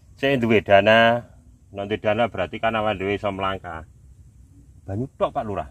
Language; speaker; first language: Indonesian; non-native, local second language; Javanese